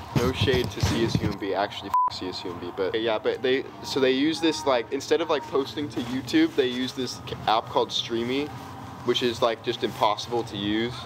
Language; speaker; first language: English; native; English